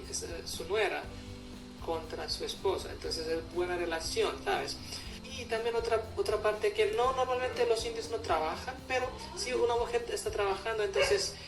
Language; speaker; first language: Spanish; non-native, fluent; Hindi